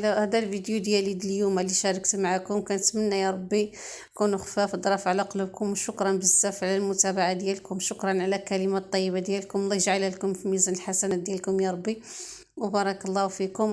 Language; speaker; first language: Arabic; native; Arabic